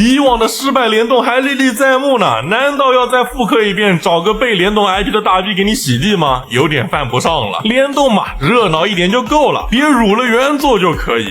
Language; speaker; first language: Chinese; native; Chinese